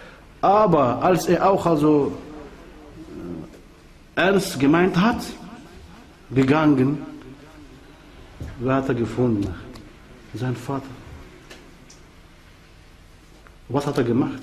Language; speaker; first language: German; non-native, fluent; Arabic